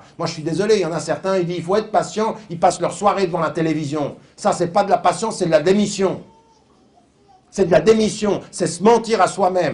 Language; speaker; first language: French; native; French